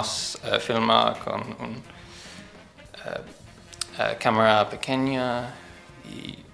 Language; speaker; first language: Spanish; non-native, learner; English